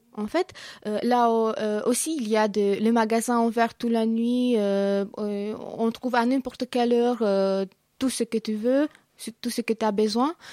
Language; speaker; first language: French; non-native, fluent; Romanian